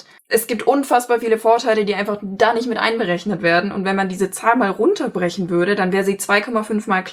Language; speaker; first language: German; native; German